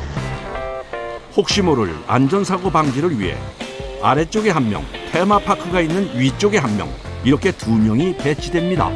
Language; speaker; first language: Korean; native; Korean